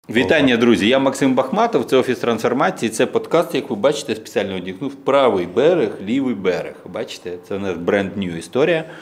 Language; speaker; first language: Ukrainian; non-native, local second language; Russian